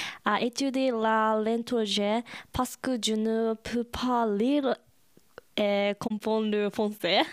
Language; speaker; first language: French; non-native, learner; Japanese